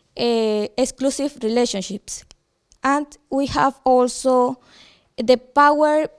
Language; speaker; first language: English; non-native, fluent; Ukrainian